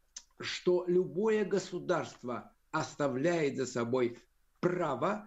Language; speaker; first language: Russian; native; Russian